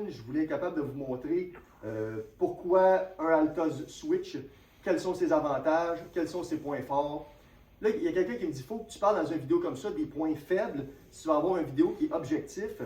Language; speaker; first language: French; native; French